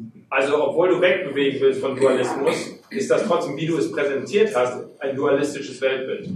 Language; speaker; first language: German; native; German